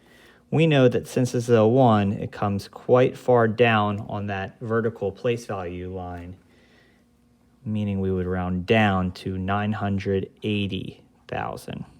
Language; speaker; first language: English; native; English